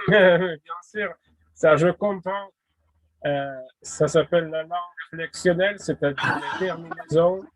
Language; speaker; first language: French; non-native, fluent; Russian